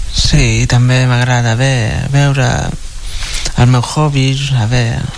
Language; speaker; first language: Catalan; non-native, local second language; Spanish